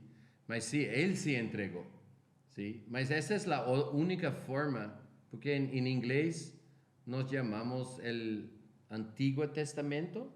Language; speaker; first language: Spanish; non-native, fluent; Portuguese